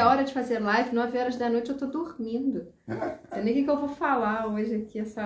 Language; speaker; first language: Portuguese; native; Portuguese